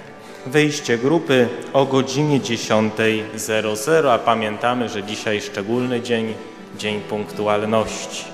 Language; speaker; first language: Polish; native; Polish